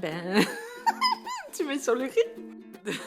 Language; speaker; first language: French; native; French